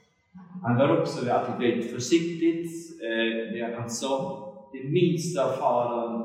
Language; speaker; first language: Swedish; non-native, fluent; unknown